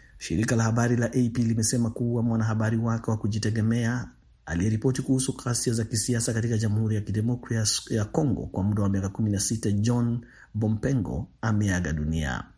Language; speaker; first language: Swahili; non-native, local second language; Kikuyu